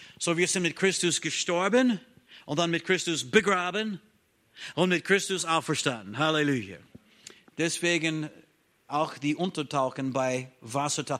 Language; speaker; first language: German; non-native, fluent; English